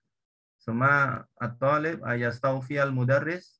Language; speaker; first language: Arabic; non-native, learner; Indonesian